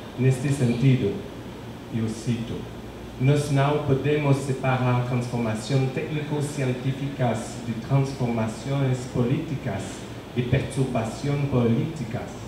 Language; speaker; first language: Portuguese; non-native, learner; French